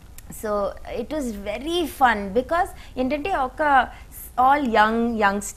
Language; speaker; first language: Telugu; non-native, learner; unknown